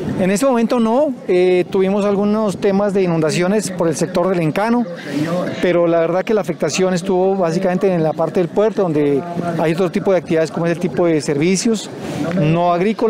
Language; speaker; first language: Spanish; native; Spanish